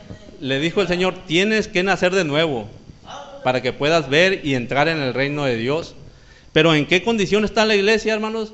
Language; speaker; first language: Spanish; native; Spanish